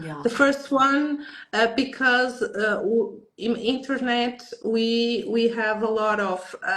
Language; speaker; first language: English; non-native, learner; Portuguese